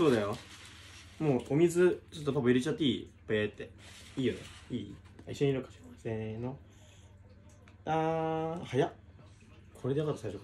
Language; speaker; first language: Japanese; native; Japanese